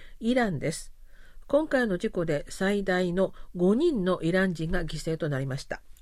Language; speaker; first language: Japanese; non-native, fluent; Korean